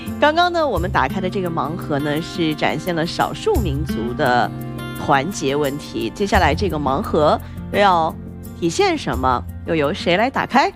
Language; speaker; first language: Chinese; native; Chinese